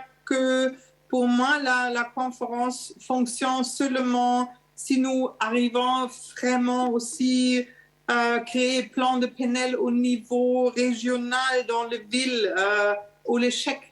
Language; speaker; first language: French; non-native, learner; German